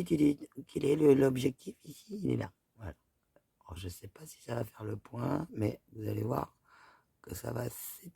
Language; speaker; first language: French; native; French